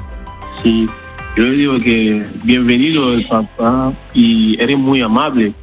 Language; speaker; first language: Spanish; non-native, learner; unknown